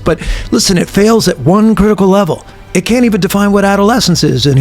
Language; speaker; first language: English; native; English